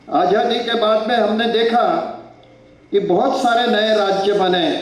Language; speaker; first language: Hindi; non-native, local second language; Marathi